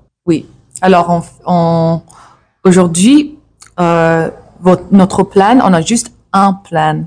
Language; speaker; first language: French; non-native, learner; English